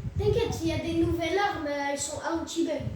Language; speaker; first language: French; native; French